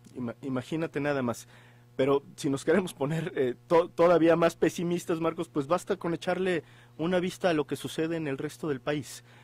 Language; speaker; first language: Spanish; native; Spanish